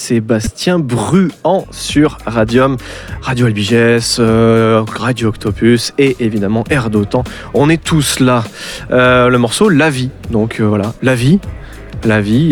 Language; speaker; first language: French; native; French